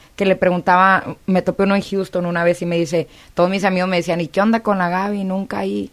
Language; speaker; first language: Spanish; native; Spanish